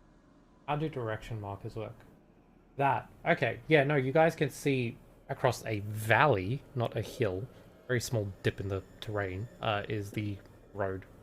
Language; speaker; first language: English; native; English